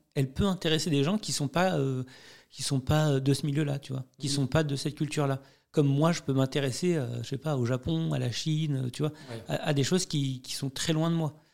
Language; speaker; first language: French; native; French